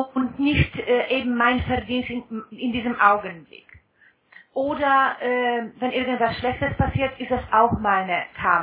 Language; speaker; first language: German; non-native, fluent; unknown